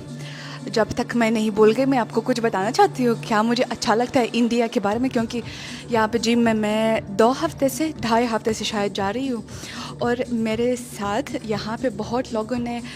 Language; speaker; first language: Hindi; non-native, learner; Russian